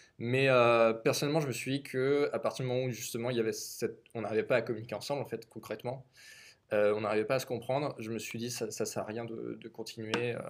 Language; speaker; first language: French; native; French